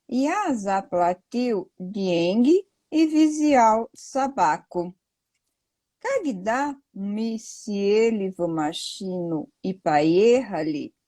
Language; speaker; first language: Russian; non-native, learner; Portuguese